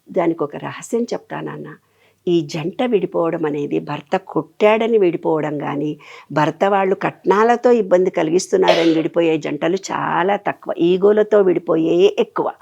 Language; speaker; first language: Telugu; native; Telugu